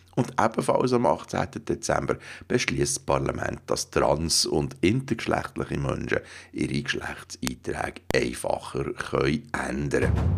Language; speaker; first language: German; native; German